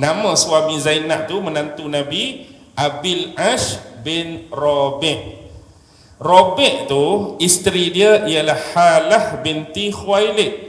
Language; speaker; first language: Malay; native; Malay